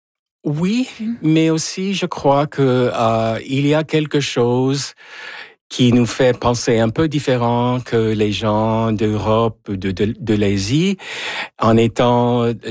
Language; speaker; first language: French; non-native, fluent; Spanish